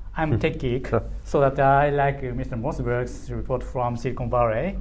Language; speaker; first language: English; non-native, learner; Japanese